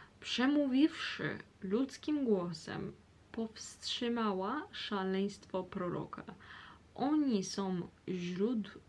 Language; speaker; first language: Polish; early bilingual, heritage; Polish